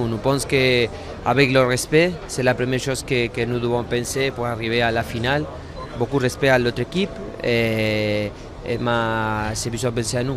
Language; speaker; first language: French; non-native, learner; Spanish